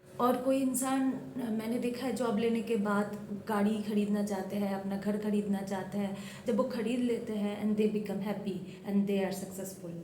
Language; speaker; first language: Hindi; non-native, local second language; Bangla